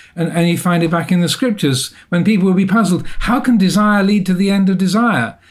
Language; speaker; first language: English; native; English